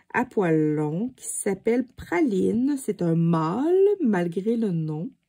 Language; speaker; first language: French; native; French